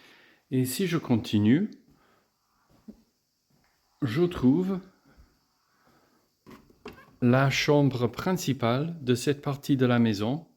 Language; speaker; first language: French; non-native, fluent; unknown